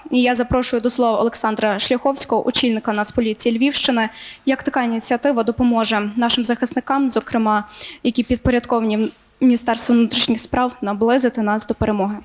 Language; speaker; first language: Ukrainian; native; Ukrainian